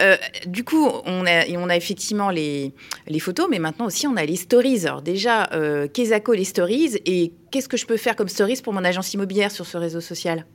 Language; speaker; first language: French; native; French